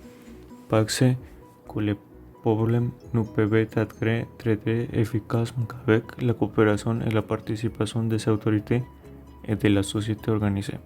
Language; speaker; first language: French; non-native, learner; Spanish